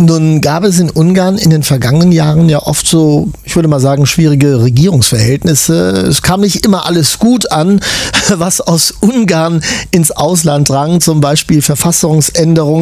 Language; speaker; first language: German; native; German